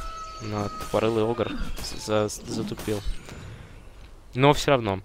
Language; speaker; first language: Russian; native; Russian